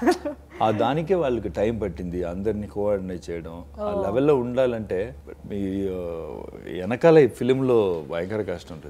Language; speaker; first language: Telugu; non-native, fluent; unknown